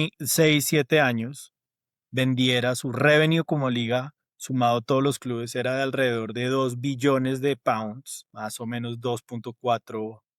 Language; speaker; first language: Spanish; native; Spanish